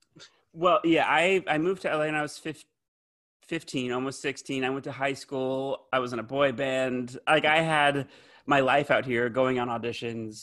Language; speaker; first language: English; native; English